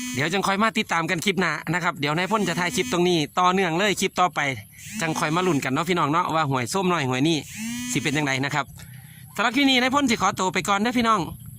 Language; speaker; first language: Thai; native; Thai